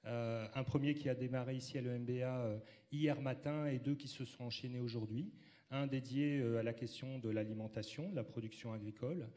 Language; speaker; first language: French; native; French